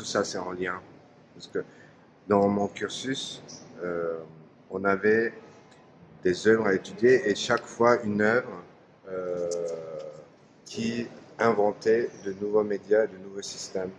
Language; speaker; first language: French; non-native, fluent; Turkish